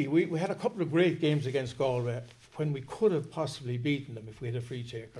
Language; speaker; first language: English; native; English